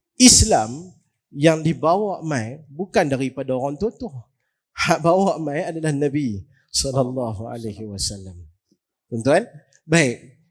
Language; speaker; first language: Malay; native; Malay